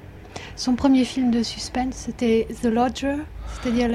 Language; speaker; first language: French; native; French